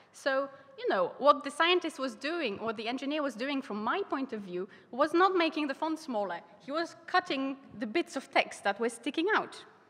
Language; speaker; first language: English; non-native, fluent; Polish